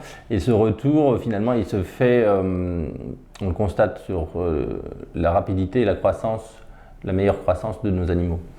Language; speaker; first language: French; native; French